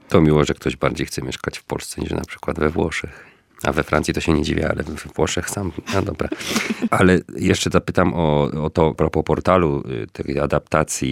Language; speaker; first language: Polish; native; Polish